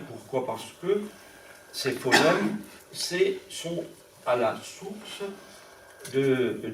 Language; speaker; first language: French; non-native, local second language; Swiss German